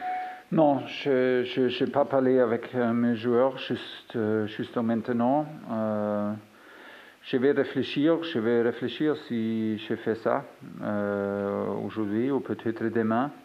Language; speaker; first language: French; non-native, fluent; German